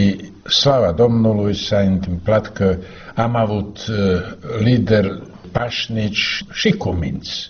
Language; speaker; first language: Romanian; non-native, learner; Slovak